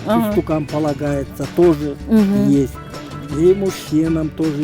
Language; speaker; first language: Russian; non-native, local second language; Kyrgyz